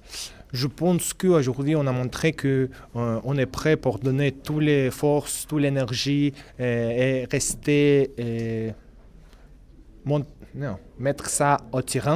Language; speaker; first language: French; non-native, learner; Russian